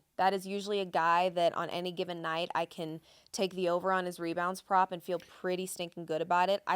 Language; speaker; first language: English; native; English